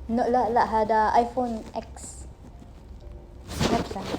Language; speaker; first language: Arabic; non-native, learner; Filipino